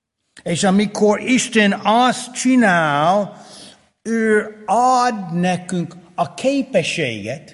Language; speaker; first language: Hungarian; early bilingual, heritage; Hungarian